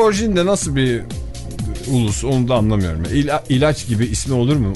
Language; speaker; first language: Turkish; native; Turkish